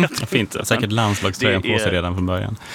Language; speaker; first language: Swedish; native; Swedish